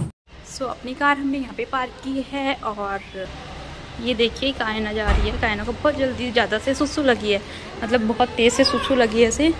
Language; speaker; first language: Hindi; native; Hindi